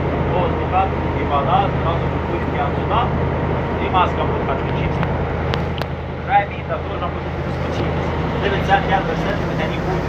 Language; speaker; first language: Russian; non-native, learner; Arabic